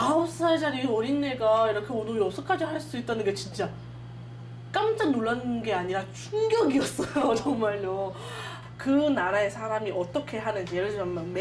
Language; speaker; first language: Korean; non-native, fluent; Chinese